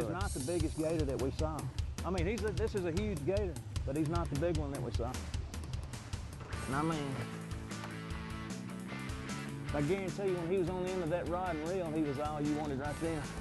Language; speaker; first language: English; native; English